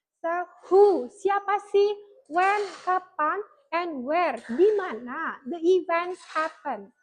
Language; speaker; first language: English; non-native, fluent; Indonesian